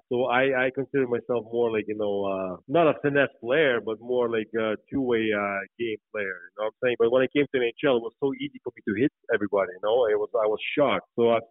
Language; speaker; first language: English; non-native, fluent; Lithuanian